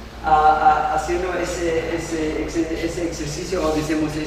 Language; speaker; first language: Spanish; non-native, learner; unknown